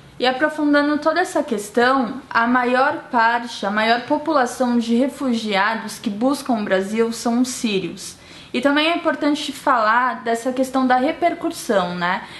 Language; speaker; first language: Portuguese; native; Portuguese